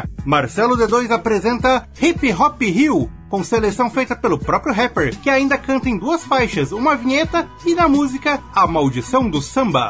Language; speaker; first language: Portuguese; native; Portuguese